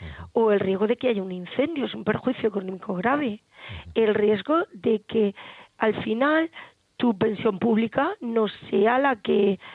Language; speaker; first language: Spanish; native; Spanish